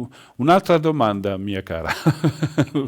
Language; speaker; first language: Italian; non-native, learner; French